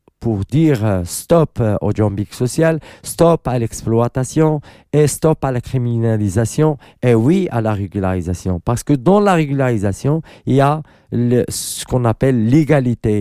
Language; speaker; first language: French; non-native, learner; Arabic